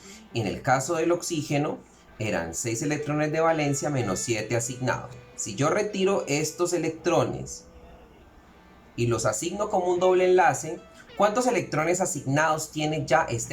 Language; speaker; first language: Spanish; native; Spanish